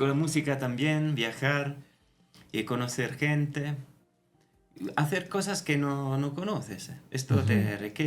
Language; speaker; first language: Spanish; non-native, fluent; Italian